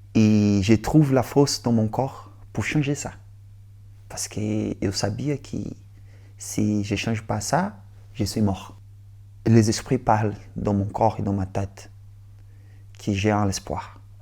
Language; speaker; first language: French; non-native, learner; Portuguese